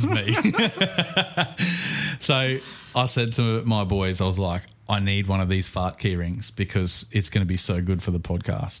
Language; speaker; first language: English; native; English